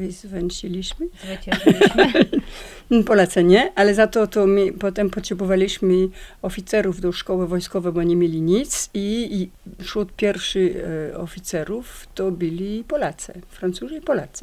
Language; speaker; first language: Polish; non-native, learner; French